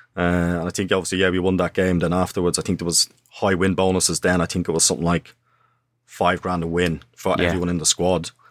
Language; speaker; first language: English; native; English